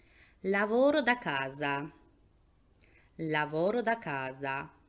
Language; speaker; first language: Italian; non-native, fluent; Albanian